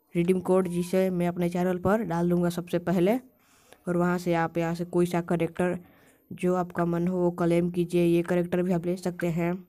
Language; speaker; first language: Hindi; native; Hindi